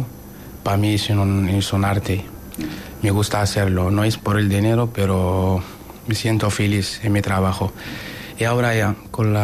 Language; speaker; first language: Spanish; non-native, learner; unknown